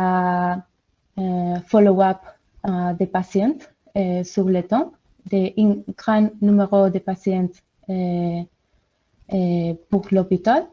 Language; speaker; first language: French; non-native, learner; Spanish